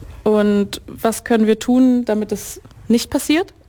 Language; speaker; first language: German; native; German